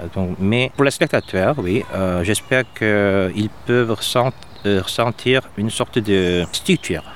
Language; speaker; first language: French; non-native, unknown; Korean